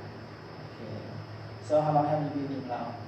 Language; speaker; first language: English; non-native, learner; Lao